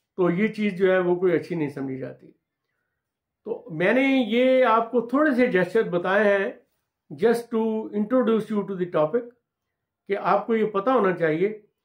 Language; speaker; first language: Urdu; non-native, local second language; Punjabi